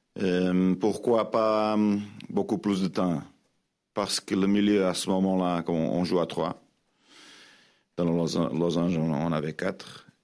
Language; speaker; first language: French; non-native, fluent; Portuguese